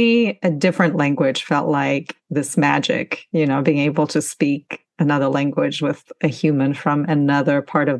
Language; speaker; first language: English; non-native, fluent; Ukrainian